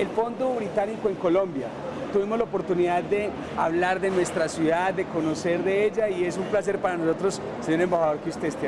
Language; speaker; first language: Spanish; native; Spanish